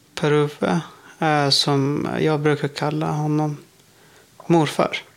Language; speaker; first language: Swedish; non-native, fluent; Persian